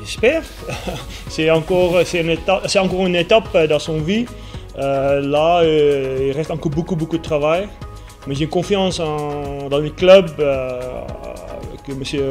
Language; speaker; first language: French; non-native, learner; Afrikaans